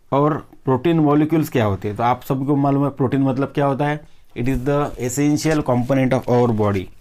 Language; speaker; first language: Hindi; non-native, local second language; Marathi